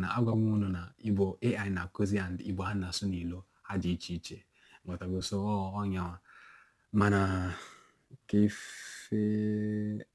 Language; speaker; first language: Igbo; non-native, local second language; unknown